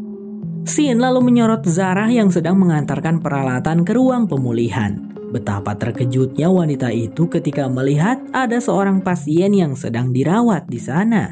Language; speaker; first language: Indonesian; native; Indonesian